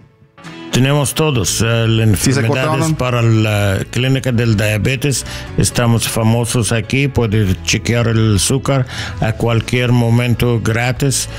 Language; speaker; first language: Spanish; non-native, learner; English